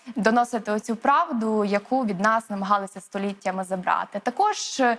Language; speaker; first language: Ukrainian; native; Ukrainian